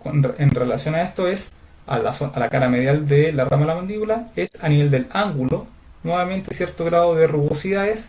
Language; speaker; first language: Spanish; native; Spanish